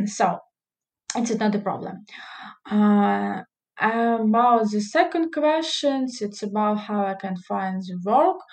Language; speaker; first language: English; non-native, learner; Russian